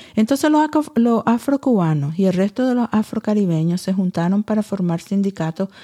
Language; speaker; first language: Spanish; early bilingual, heritage; Spanish